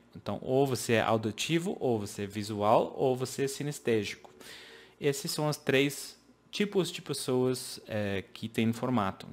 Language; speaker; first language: Portuguese; non-native, fluent; English